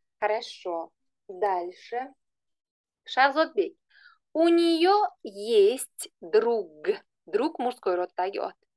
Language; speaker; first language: Russian; non-native, fluent; Uzbek